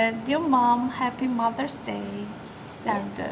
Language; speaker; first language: English; non-native, learner; Chinese